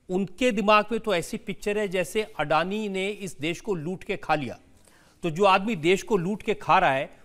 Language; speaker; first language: Hindi; native; Hindi